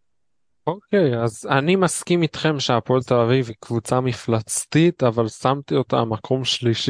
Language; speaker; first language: Hebrew; native; Hebrew